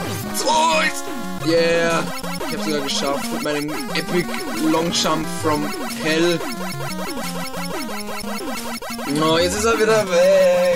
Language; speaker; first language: German; native; German